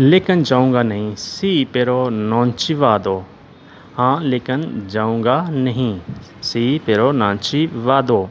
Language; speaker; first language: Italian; non-native, learner; Urdu